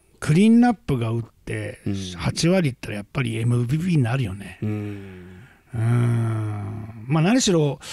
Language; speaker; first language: Japanese; native; Japanese